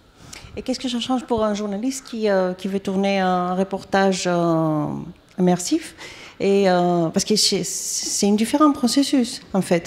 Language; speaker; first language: French; non-native, fluent; Greek